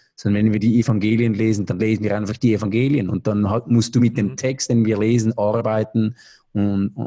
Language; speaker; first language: German; native; German